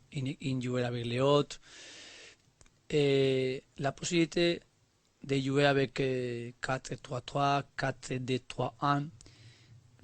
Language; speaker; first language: French; non-native, learner; Spanish